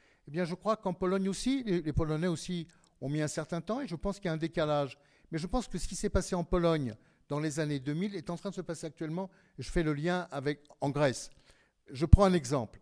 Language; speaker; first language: French; native; French